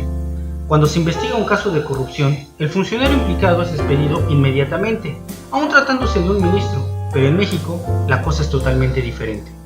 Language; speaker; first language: Spanish; native; Spanish